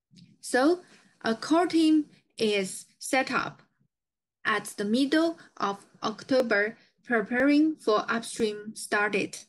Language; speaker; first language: English; non-native, fluent; Chinese